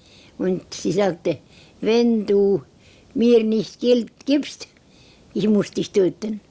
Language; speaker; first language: German; non-native, learner; Estonian